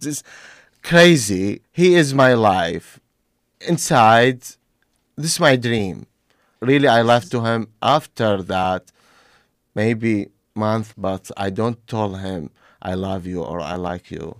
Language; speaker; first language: English; non-native, learner; Arabic